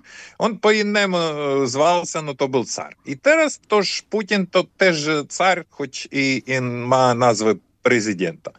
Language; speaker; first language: Polish; non-native, fluent; Ukrainian